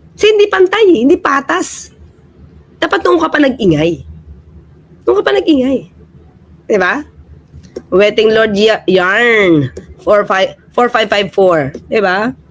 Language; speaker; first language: Filipino; native; Filipino